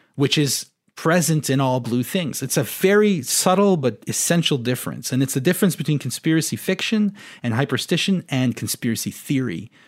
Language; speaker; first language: English; non-native, fluent; French